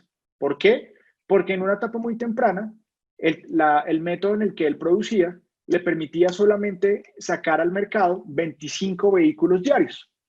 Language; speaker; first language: Spanish; native; Spanish